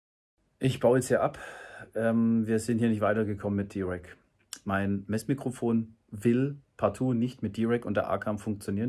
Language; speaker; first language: German; native; German